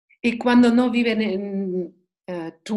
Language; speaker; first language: Spanish; non-native, learner; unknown